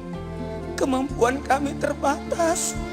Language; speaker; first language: Indonesian; native; Indonesian